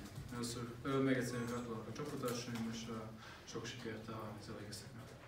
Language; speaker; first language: Hungarian; non-native, learner; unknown